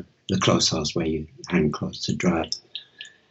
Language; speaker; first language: English; native; English